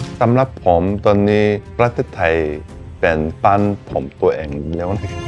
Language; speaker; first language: Thai; non-native, fluent; Korean